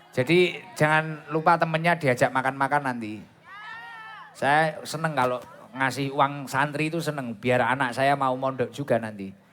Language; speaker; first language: Indonesian; non-native, local second language; Javanese